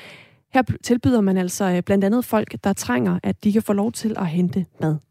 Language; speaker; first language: Danish; native; Danish